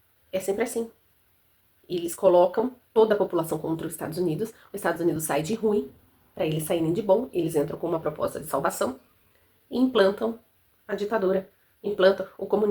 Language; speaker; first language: Portuguese; native; Portuguese